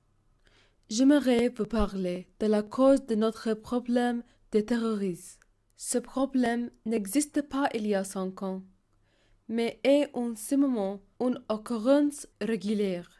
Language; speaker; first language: French; non-native, learner; Arabic